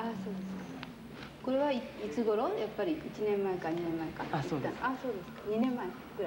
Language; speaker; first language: Japanese; native; Japanese